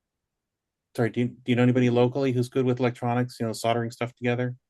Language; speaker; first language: English; native; English